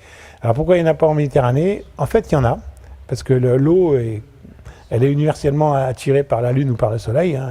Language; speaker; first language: French; native; French